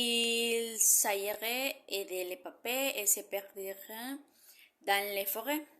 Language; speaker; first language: French; non-native, learner; Spanish